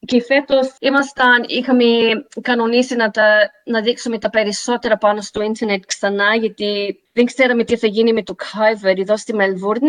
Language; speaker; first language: Greek; early bilingual, heritage; Greek